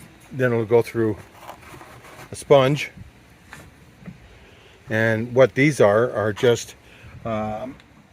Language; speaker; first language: English; native; English